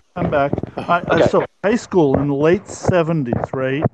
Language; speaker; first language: English; native; English